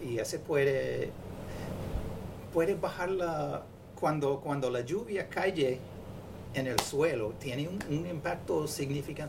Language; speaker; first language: Spanish; non-native, fluent; English